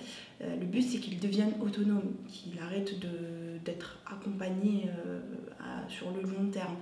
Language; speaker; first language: French; native; French